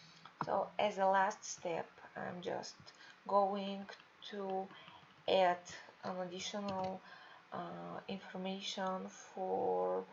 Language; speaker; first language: English; non-native, fluent; Bulgarian